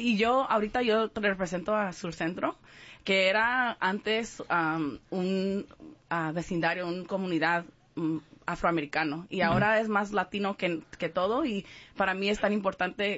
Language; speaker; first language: Spanish; early bilingual, heritage; Spanish